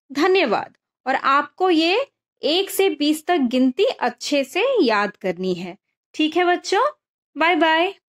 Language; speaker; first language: Hindi; non-native, local second language; Bangla